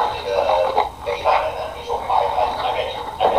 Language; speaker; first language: Chinese; non-native, fluent; English